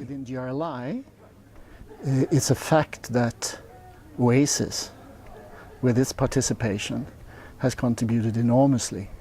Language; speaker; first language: English; non-native, fluent; Swedish